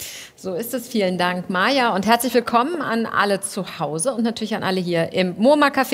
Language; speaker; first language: German; native; German